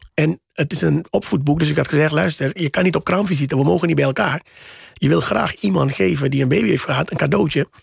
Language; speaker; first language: Dutch; native; Dutch